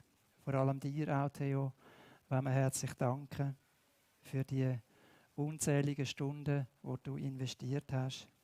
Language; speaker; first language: German; native; German